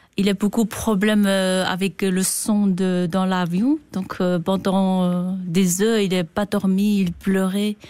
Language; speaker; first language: French; non-native, learner; Chinese